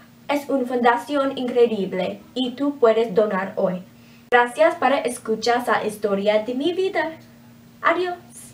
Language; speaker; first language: Spanish; non-native, learner; English